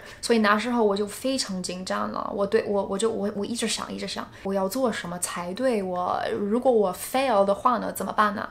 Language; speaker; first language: Chinese; non-native, fluent; English